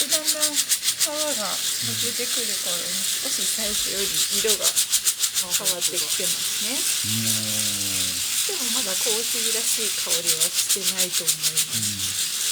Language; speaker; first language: Japanese; native; Japanese